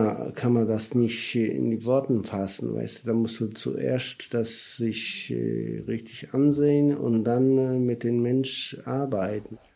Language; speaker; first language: German; non-native, learner; Polish